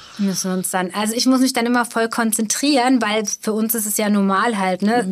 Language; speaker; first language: German; native; German